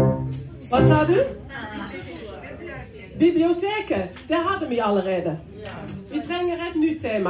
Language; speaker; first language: Norwegian; non-native, fluent; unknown